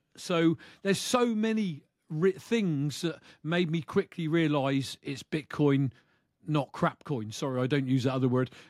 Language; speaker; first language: English; native; English